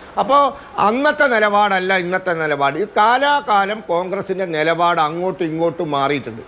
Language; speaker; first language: Malayalam; native; Malayalam